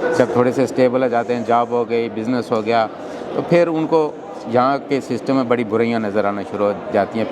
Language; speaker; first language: Urdu; non-native, local second language; Pahari-Potwari